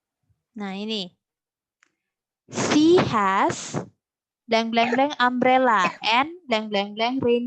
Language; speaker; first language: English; non-native, fluent; Indonesian